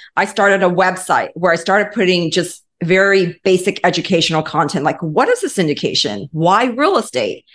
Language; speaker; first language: English; native; English